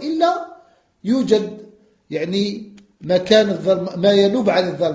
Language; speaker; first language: Arabic; non-native, fluent; French